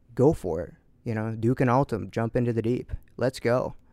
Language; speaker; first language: English; native; English